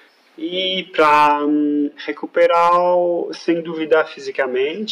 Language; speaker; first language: Portuguese; non-native, fluent; French